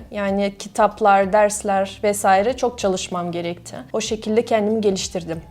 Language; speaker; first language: Turkish; non-native, fluent; Russian